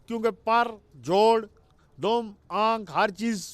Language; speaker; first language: Urdu; non-native, local second language; Punjabi